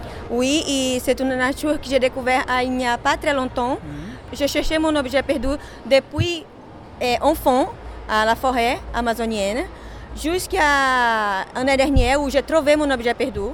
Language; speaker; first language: French; non-native, fluent; Portuguese